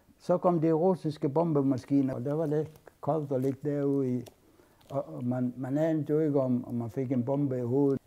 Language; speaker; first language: Danish; early bilingual, other home language; Finnish